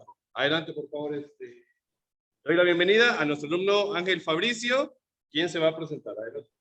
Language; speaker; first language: Spanish; native; Spanish